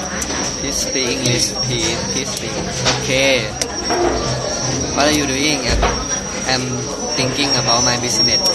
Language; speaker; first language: English; non-native, learner; Thai